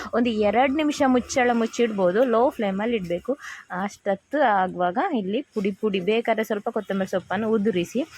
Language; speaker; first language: Kannada; native; Kannada